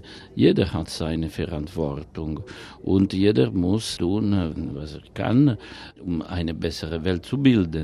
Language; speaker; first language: German; non-native, fluent; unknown